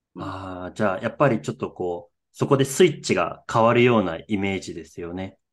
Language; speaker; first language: Japanese; native; Japanese